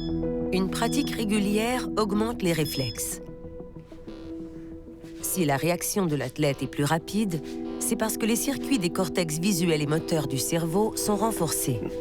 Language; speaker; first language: French; native; French